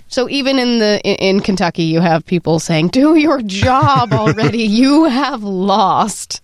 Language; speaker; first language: English; native; English